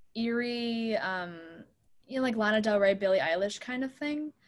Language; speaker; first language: English; native; English